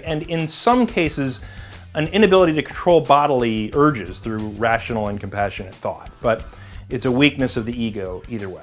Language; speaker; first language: English; native; English